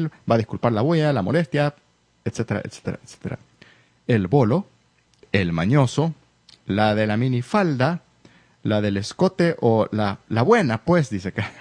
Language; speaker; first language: Spanish; native; Spanish